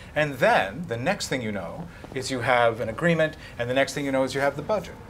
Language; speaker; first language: English; native; English